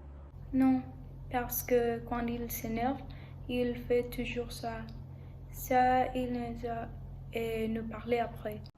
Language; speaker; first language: French; non-native, learner; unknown